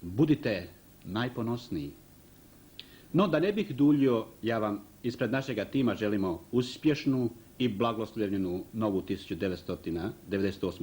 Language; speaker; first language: Croatian; native; Croatian